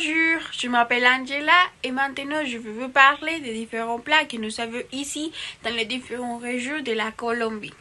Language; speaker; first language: French; non-native, learner; Spanish